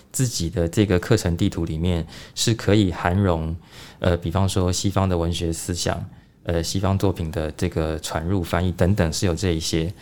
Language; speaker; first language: Chinese; native; Chinese